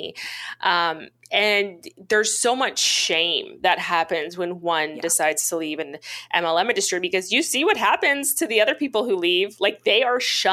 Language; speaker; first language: English; native; English